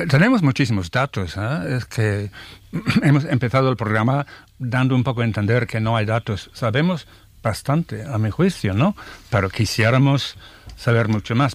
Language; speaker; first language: Spanish; non-native, fluent; English